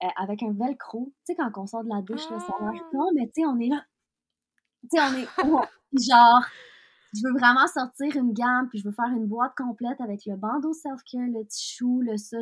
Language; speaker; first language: French; early bilingual, other home language; Russian